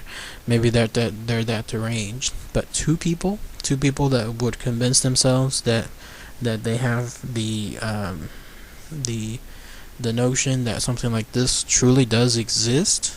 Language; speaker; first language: English; native; English